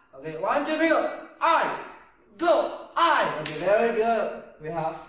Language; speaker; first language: English; non-native, learner; Vietnamese